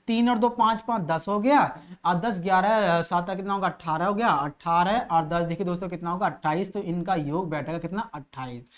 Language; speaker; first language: Hindi; native; Hindi